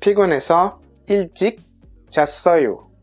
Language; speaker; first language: Korean; non-native, fluent; French